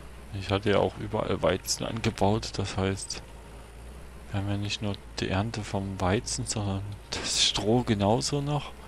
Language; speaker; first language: German; native; German